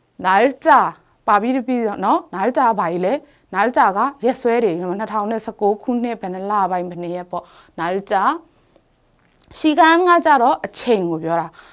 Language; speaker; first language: Burmese; native; Burmese